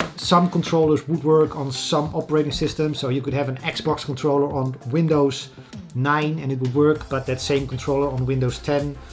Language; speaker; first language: English; non-native, fluent; Dutch